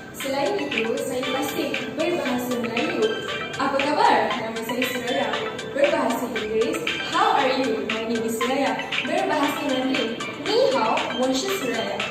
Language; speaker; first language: Malay; native; Malay